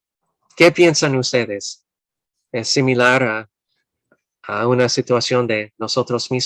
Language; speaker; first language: Spanish; non-native, fluent; English